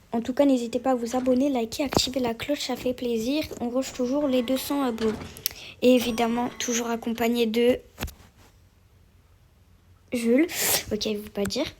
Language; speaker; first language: French; native; French